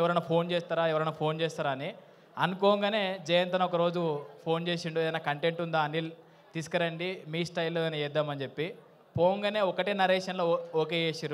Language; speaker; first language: Telugu; native; Telugu